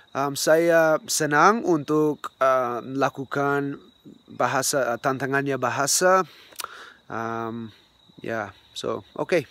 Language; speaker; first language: Malay; non-native, learner; English